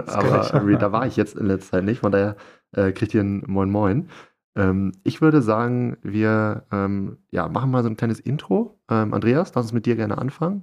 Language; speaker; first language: German; native; German